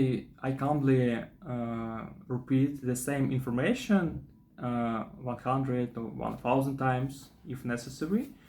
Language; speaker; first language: English; non-native, fluent; Russian